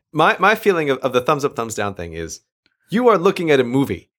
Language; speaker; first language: English; native; English